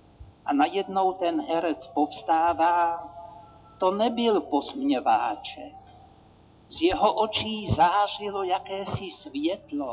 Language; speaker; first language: Czech; native; Czech